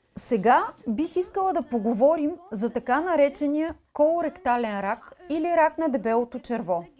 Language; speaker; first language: Bulgarian; native; Bulgarian